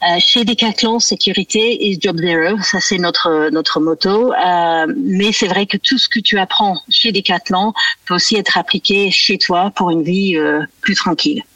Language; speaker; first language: French; non-native, fluent; English